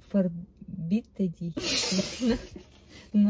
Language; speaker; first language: German; non-native, learner; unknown